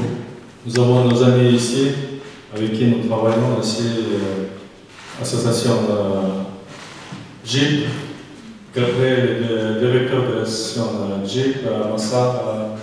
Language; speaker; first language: French; non-native, fluent; Chechen